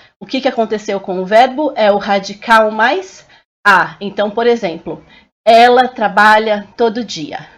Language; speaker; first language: Portuguese; native; Portuguese